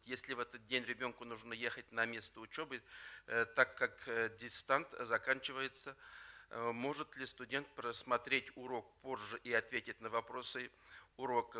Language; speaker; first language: Russian; native; Russian